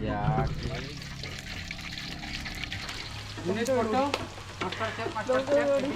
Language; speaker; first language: English; non-native, learner; Indonesian